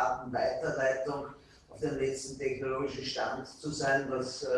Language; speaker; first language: German; native; German